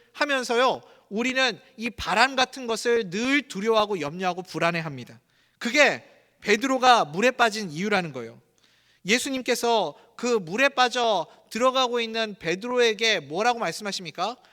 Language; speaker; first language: Korean; native; Korean